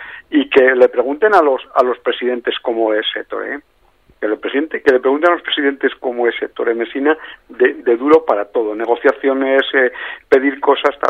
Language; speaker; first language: Spanish; native; Spanish